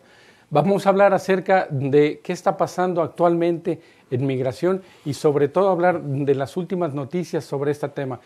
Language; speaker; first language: Spanish; native; Spanish